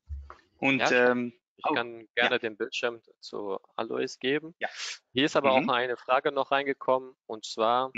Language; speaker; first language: German; native; German